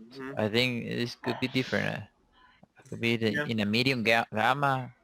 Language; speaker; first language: English; non-native, learner; Spanish